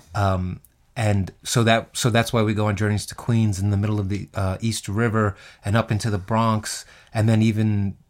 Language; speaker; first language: English; native; English